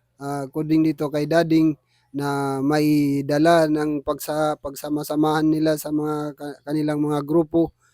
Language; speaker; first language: Filipino; non-native, local second language; Tausug